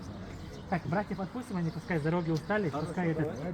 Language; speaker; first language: Russian; non-native, local second language; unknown